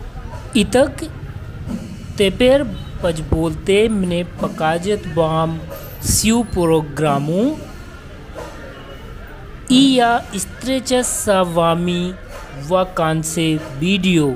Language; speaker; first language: Russian; non-native, learner; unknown